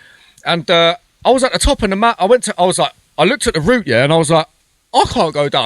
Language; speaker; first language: English; native; English